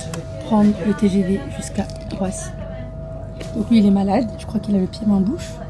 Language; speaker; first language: French; native; French